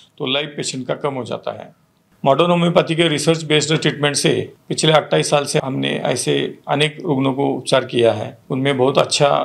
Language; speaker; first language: Hindi; non-native, local second language; Marathi